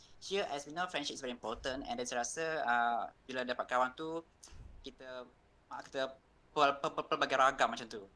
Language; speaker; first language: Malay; native; Malay